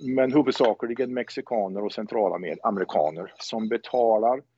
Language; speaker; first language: Swedish; native; Swedish